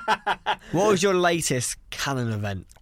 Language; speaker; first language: English; native; English